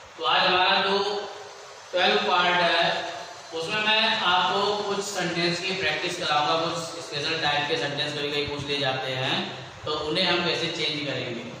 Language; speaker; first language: Hindi; native; Hindi